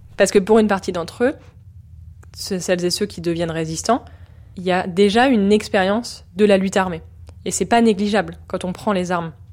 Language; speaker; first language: French; native; French